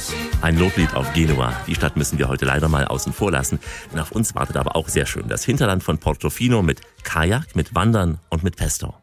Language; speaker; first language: German; native; German